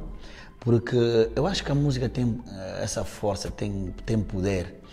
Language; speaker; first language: Portuguese; non-native, local second language; Upper Guinea Crioulo